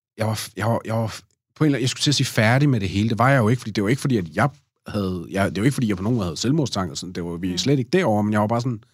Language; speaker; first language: Danish; native; Danish